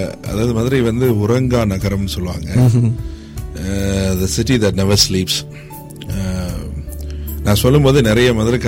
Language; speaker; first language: Tamil; native; Tamil